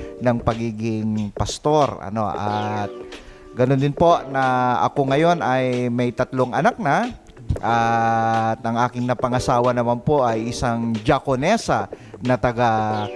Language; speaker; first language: Filipino; non-native, local second language; Iloko